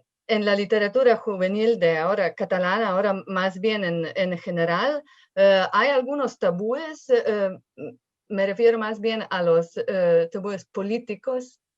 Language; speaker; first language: Spanish; non-native, fluent; Slovenian